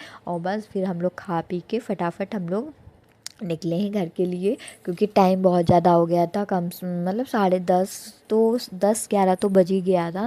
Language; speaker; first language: Hindi; native; Hindi